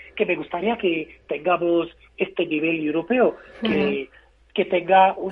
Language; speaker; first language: Spanish; non-native, fluent; Hindi